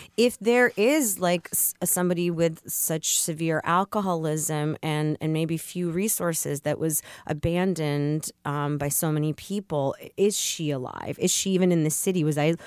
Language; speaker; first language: English; early bilingual, other home language; Russian